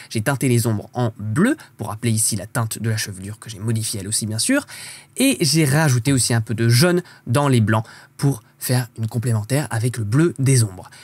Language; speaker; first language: French; native; French